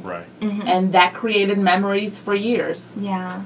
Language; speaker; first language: English; native; English